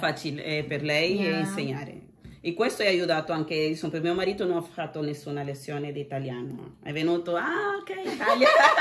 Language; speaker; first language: Italian; non-native, learner; Portuguese